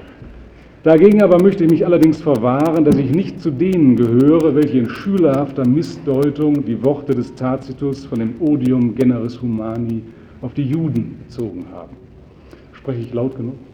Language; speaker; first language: German; native; German